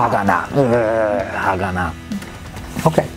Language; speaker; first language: Korean; non-native, learner; English